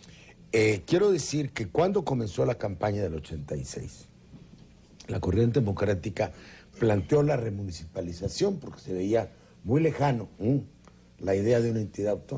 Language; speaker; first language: Spanish; native; Spanish